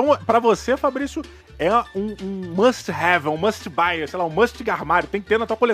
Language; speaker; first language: Portuguese; native; Portuguese